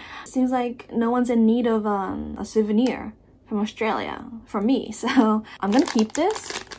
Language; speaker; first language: English; non-native, fluent; Japanese